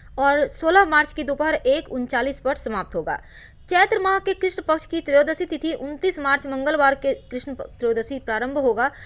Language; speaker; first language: Hindi; native; Hindi